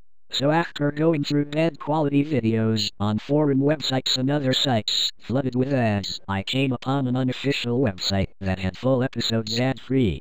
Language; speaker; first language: English; native; English